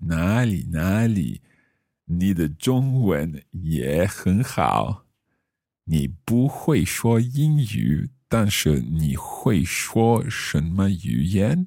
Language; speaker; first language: Chinese; non-native, learner; English